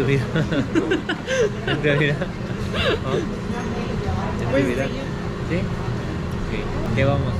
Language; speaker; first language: Spanish; non-native, learner; Korean